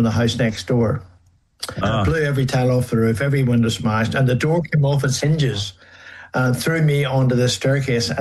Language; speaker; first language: English; native; English